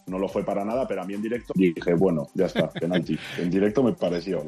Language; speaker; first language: Spanish; native; Spanish